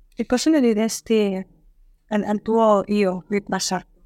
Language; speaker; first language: Italian; non-native, learner; Spanish